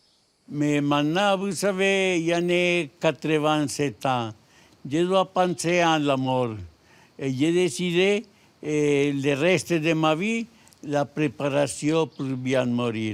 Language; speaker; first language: French; non-native, learner; Spanish